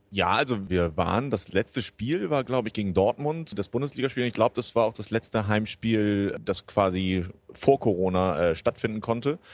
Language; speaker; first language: German; native; German